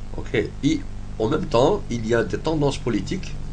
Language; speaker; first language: French; non-native, local second language; Arabic